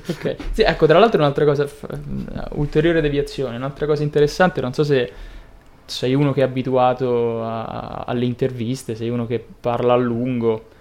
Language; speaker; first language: Italian; native; Italian